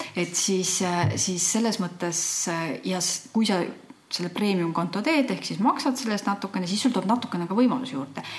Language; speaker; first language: Estonian; native; Estonian